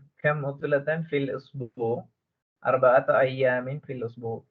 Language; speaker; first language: Arabic; non-native, learner; Tamil